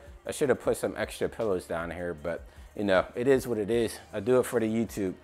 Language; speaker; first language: English; native; English